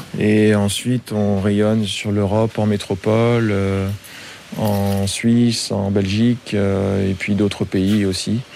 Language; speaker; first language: French; native; French